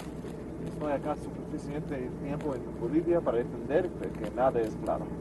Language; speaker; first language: Spanish; non-native, fluent; English